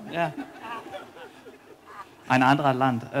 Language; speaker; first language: German; non-native, learner; Danish